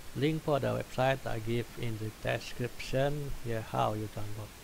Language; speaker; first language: English; non-native, local second language; Malay